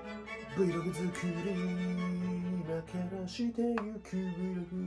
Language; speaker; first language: Japanese; native; Japanese